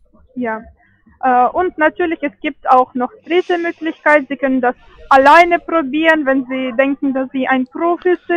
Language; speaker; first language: German; non-native, fluent; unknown